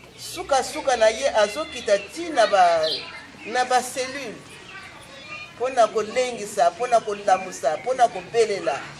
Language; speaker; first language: Lingala; native; Lingala